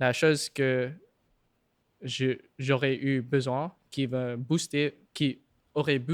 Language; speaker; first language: French; non-native, local second language; English